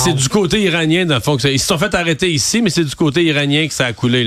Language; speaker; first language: French; native; French